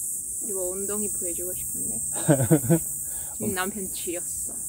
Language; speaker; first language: Korean; non-native, fluent; Russian